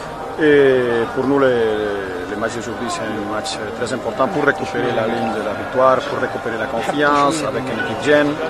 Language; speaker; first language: French; non-native, learner; Spanish